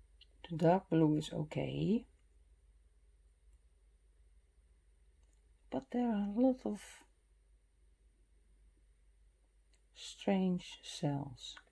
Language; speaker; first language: English; non-native, fluent; Dutch